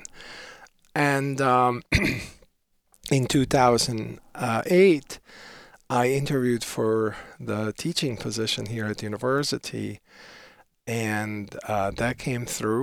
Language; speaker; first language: English; non-native, fluent; Bosnian